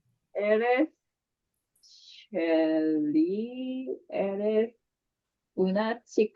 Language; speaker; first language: Spanish; non-native, learner; Korean